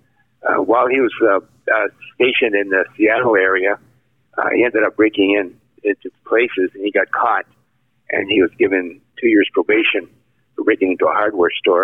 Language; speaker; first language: English; native; English